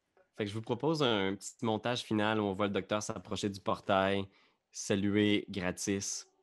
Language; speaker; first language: French; native; French